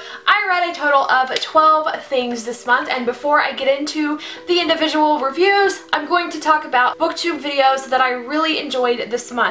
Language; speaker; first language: English; native; English